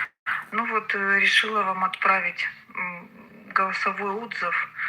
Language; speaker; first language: Russian; native; Russian